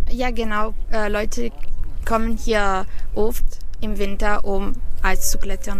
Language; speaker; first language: German; non-native, fluent; Italian